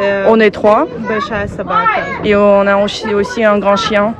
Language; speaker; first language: French; non-native, fluent; Russian